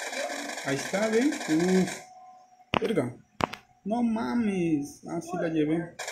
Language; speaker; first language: Spanish; native; Spanish